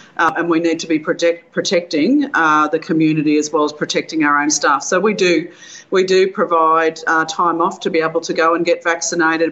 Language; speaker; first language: English; native; English